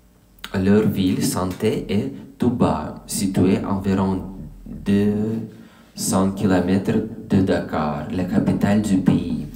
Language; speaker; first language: French; non-native, learner; English